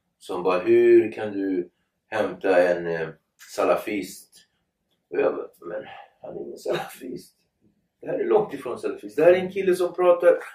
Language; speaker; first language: Swedish; early bilingual, other home language; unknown